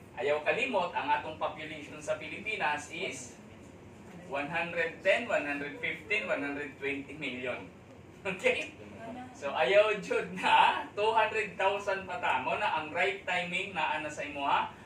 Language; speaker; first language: Cebuano; non-native, local second language; Waray